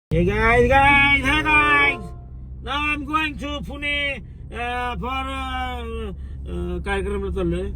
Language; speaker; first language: English; non-native, learner; Marathi